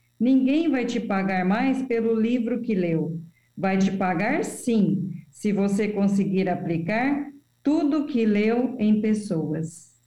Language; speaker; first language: Portuguese; native; Portuguese